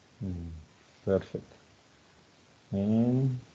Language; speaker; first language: English; non-native, fluent; Spanish